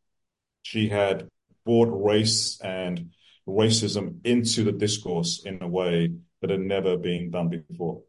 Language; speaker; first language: English; native; English